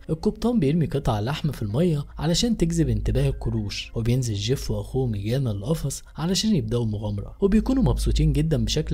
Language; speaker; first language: Arabic; native; Arabic